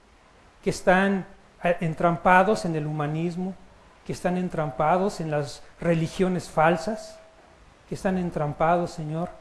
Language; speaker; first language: Spanish; native; Spanish